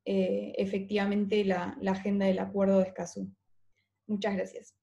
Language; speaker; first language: Spanish; native; Spanish